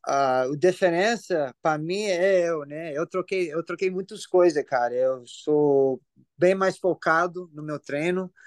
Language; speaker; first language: Portuguese; early bilingual, heritage; English